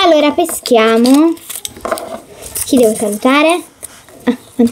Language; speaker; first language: Italian; native; Italian